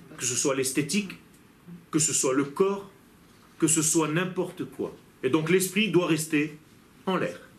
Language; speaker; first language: French; non-native, fluent; Hebrew